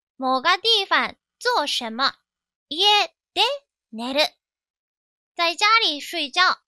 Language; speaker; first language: Chinese; non-native, fluent; Japanese